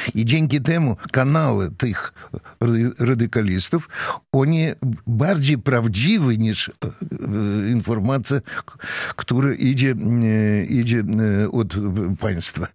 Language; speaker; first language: Polish; non-native, fluent; Russian